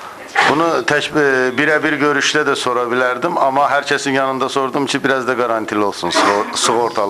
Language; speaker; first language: Turkish; non-native, fluent; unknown